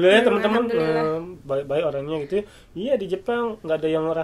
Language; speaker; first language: Indonesian; native; Indonesian